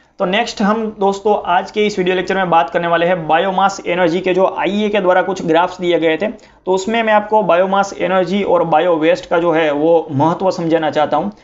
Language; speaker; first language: Hindi; non-native, local second language; Gujarati